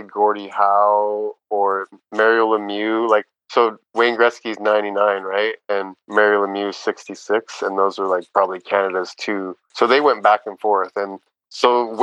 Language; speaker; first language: English; native; English